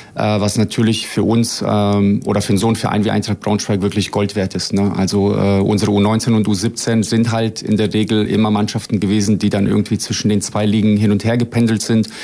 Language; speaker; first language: German; early bilingual, other home language; Bosnian